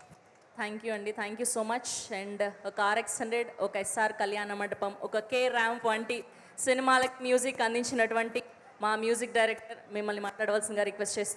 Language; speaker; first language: Telugu; native; Telugu